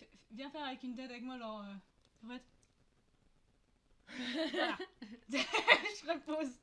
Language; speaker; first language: French; native; French